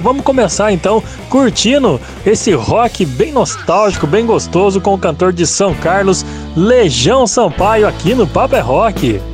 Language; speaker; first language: Portuguese; native; Portuguese